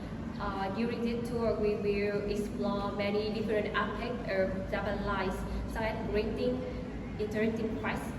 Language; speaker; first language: English; non-native, learner; Vietnamese